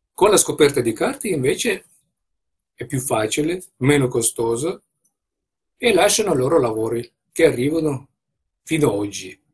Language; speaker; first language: Italian; non-native, fluent; Uzbek